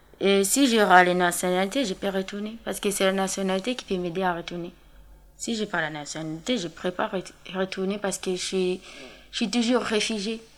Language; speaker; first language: French; non-native, learner; Kinyarwanda